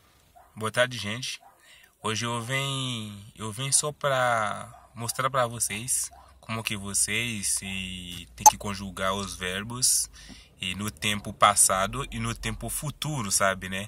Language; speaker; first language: Portuguese; non-native, learner; Haitian Creole